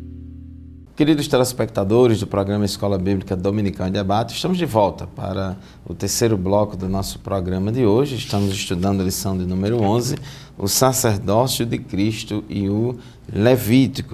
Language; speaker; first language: Portuguese; native; Portuguese